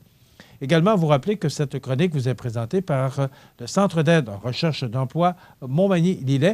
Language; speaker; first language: French; native; French